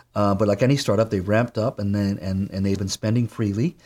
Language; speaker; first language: English; native; English